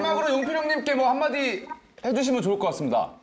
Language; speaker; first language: Korean; native; Korean